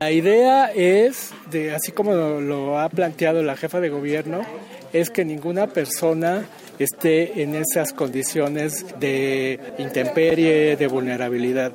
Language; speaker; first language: Spanish; native; Spanish